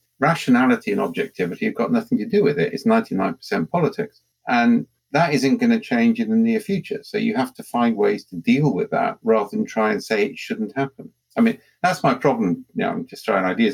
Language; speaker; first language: English; native; English